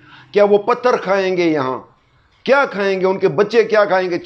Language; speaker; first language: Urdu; non-native, local second language; Pashto